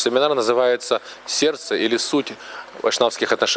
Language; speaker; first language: Russian; native; Russian